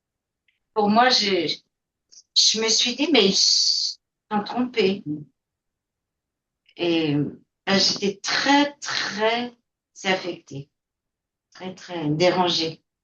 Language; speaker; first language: French; non-native, fluent; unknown